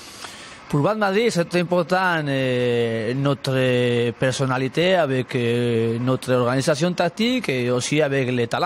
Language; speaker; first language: French; non-native, learner; Spanish